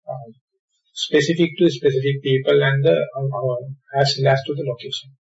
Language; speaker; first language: English; non-native, local second language; Sinhala